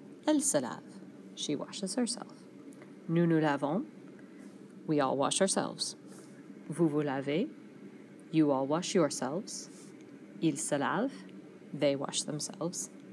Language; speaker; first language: French; non-native, fluent; English